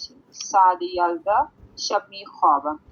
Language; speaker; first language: Persian; non-native, learner; Urdu